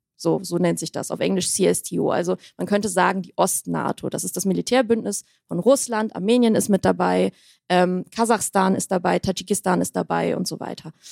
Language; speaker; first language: German; early bilingual, other home language; Armenian